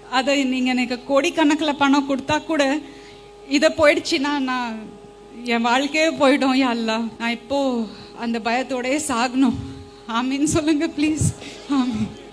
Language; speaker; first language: Tamil; non-native, fluent; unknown